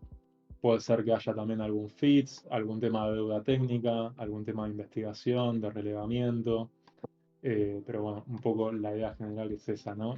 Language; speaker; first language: Spanish; native; Spanish